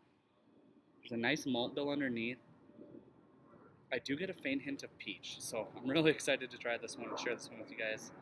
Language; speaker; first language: English; native; English